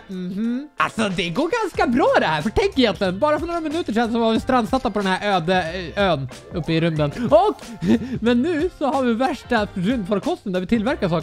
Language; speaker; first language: Swedish; native; Swedish